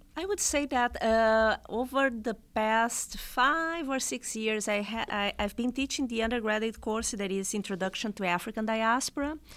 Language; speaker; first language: English; non-native, fluent; Portuguese